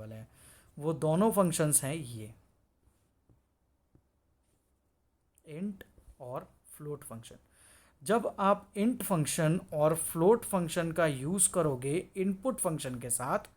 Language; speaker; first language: Hindi; native; Hindi